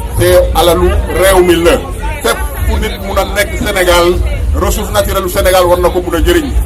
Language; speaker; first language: Wolof; non-native, local second language; Serer